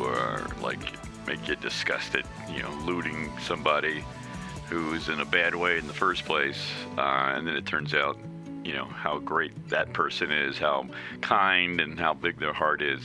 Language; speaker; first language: English; native; English